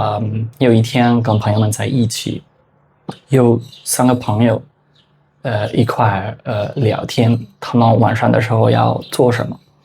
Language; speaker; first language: Chinese; non-native, fluent; Spanish